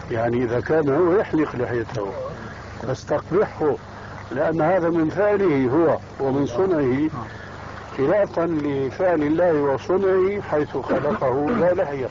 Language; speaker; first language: Arabic; early bilingual, other home language; Albanian